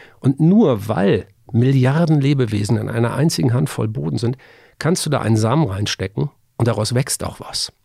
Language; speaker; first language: German; native; German